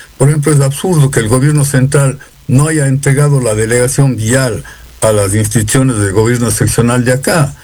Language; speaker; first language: Spanish; native; Spanish